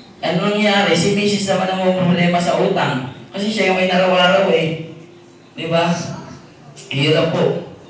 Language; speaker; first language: Filipino; native; Filipino